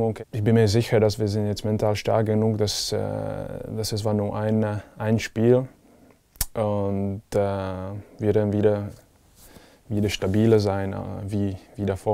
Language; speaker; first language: German; non-native, fluent; Czech